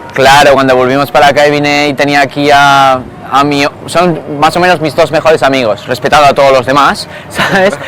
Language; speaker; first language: Spanish; native; Spanish